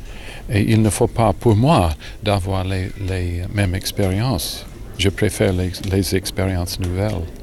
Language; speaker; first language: French; non-native, learner; English